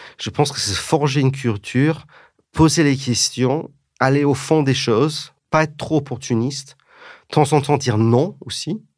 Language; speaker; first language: French; early bilingual, heritage; English